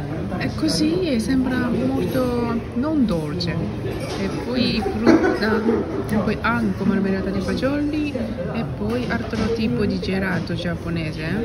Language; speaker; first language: Italian; non-native, learner; Japanese